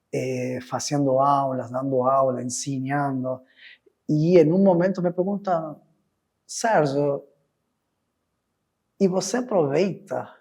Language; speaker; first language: Portuguese; non-native, fluent; Spanish